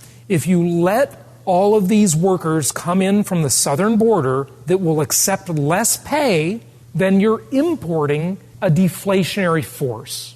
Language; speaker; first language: English; native; English